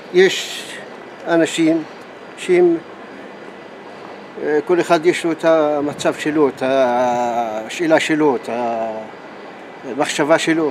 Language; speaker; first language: Hebrew; non-native, local second language; Arabic